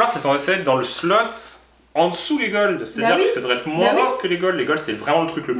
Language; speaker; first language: French; native; French